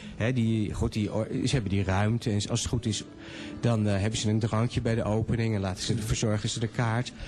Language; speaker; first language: Dutch; native; Dutch